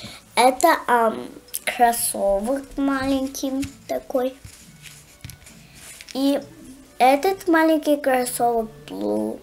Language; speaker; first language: Russian; early bilingual, heritage; Russian